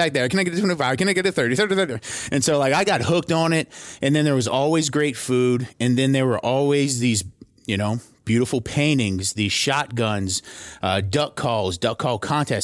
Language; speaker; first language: English; native; English